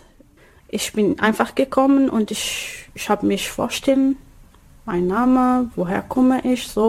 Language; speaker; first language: German; non-native, learner; Arabic